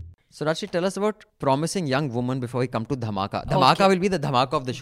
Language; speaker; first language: English; non-native, local second language; Hindi